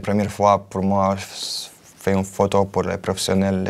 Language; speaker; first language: French; non-native, learner; Croatian